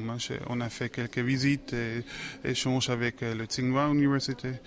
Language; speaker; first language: French; non-native, local second language; German